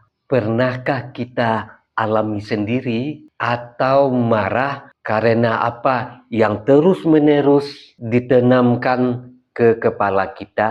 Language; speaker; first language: Indonesian; native; Indonesian